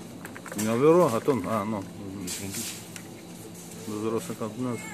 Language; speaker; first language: French; non-native, fluent; Russian